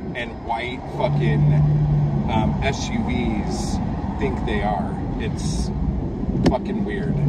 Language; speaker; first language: English; native; English